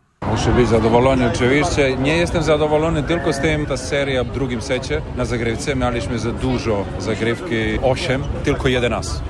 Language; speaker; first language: Polish; non-native, learner; Serbian